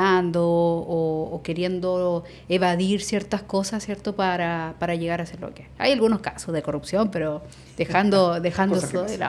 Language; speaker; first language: Spanish; native; Spanish